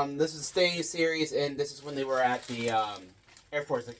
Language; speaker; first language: English; native; English